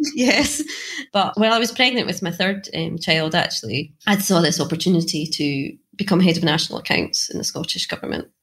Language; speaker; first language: English; native; English